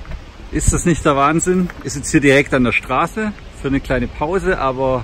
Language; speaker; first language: German; native; German